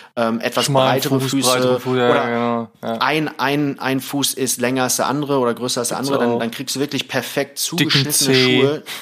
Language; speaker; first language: German; early bilingual, other home language; Thai